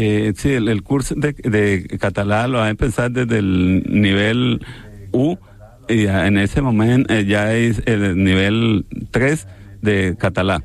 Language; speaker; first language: Catalan; non-native, learner; Spanish